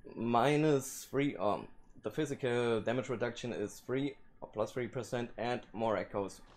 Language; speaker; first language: English; non-native, fluent; German